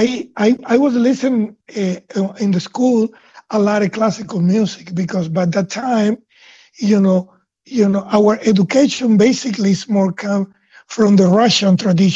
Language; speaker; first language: English; non-native, fluent; Spanish